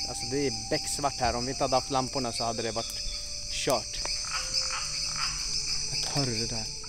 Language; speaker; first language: Swedish; native; Swedish